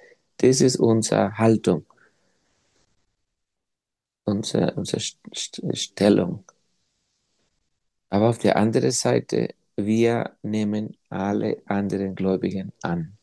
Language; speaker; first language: German; non-native, fluent; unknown